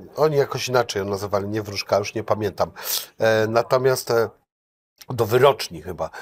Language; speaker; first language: Polish; native; Polish